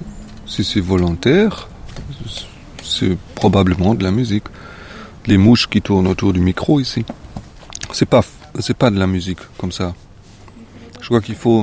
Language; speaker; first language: French; non-native, fluent; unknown